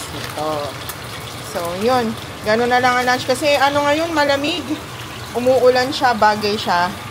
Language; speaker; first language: Filipino; native; Filipino